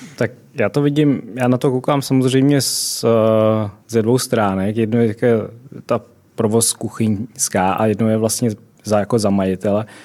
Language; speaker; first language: Czech; early bilingual, other home language; Vietnamese